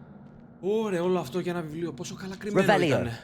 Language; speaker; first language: Greek; native; Greek